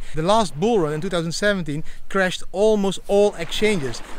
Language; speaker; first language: English; non-native, fluent; Dutch